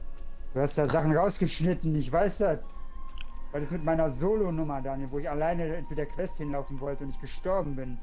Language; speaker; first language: German; native; German